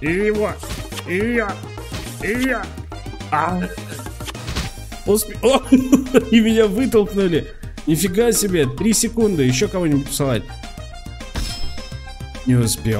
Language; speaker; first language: Russian; native; Russian